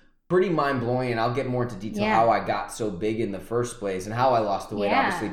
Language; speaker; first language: English; early bilingual, other home language; Spanish